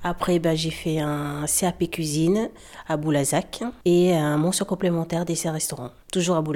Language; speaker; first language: French; native; French